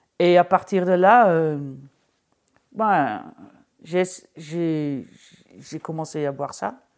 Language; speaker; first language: French; non-native, fluent; Dutch